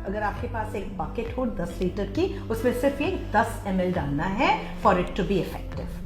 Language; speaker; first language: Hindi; non-native, local second language; Bangla